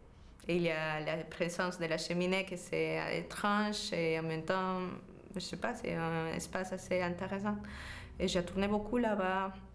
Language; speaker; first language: French; non-native, fluent; Spanish